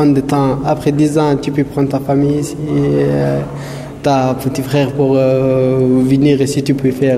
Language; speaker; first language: French; non-native, learner; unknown